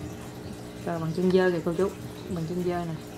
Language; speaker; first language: Vietnamese; native; Vietnamese